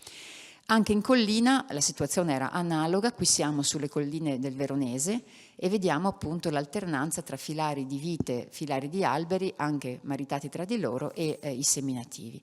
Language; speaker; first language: Italian; native; Italian